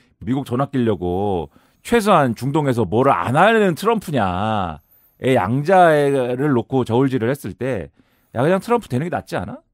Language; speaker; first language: Korean; native; Korean